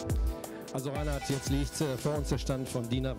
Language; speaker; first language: German; native; German